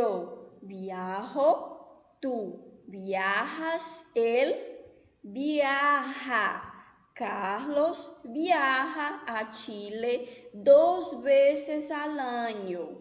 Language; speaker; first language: Spanish; non-native, fluent; Portuguese